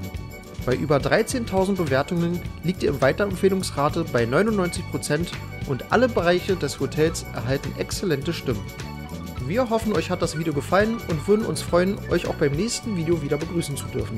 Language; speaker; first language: German; native; German